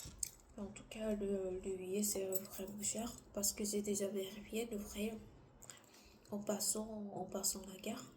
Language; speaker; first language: French; non-native, learner; Korean